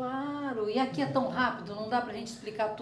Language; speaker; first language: Portuguese; native; Portuguese